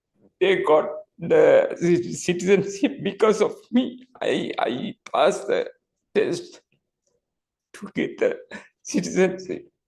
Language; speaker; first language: English; non-native, learner; Tamil